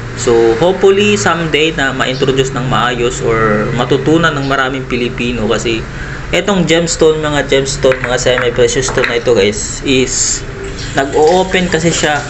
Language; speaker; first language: Filipino; non-native, local second language; Iloko